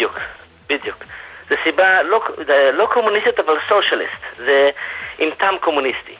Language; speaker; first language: Hebrew; non-native, fluent; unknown